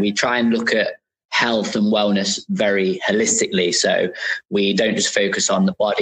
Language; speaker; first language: English; native; English